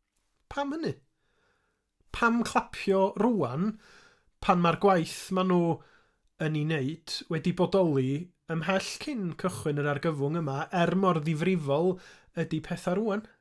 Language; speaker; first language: Welsh; native; Welsh